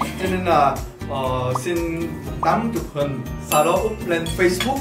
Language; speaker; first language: Vietnamese; non-native, fluent; Korean